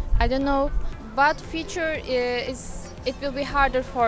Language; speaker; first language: English; non-native, learner; Turkish